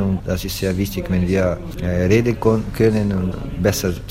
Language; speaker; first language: German; non-native, learner; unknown